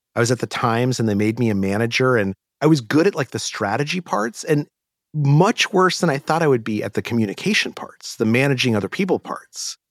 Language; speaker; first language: English; native; English